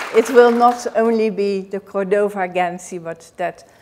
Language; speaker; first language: English; non-native, fluent; Dutch